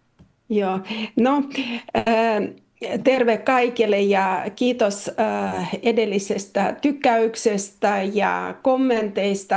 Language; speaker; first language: Finnish; non-native, fluent; Russian